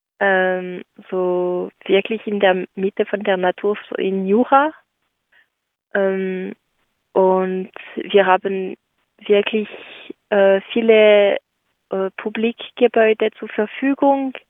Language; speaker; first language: German; non-native, local second language; French